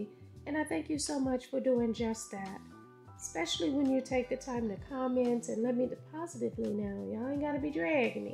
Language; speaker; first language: English; native; English